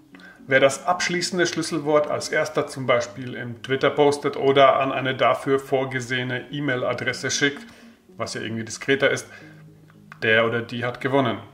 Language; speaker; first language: German; native; German